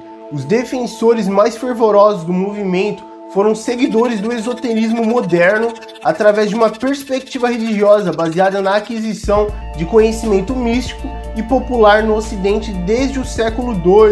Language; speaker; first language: Portuguese; native; Portuguese